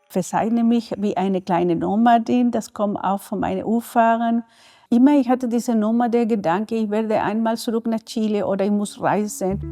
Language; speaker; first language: German; non-native, learner; Spanish